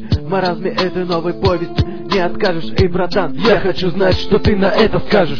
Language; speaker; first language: Russian; native; Russian